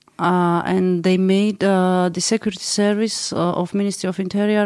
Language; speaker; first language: English; non-native, learner; Georgian